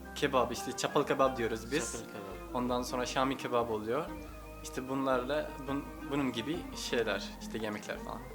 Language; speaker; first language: Turkish; non-native, fluent; Urdu